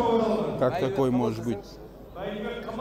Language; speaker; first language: Russian; native; Russian